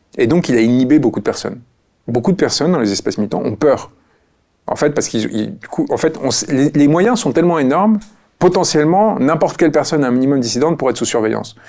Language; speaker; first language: French; early bilingual, other home language; Spanish